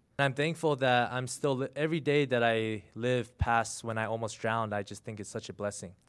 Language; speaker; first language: English; early bilingual, other home language; Chinese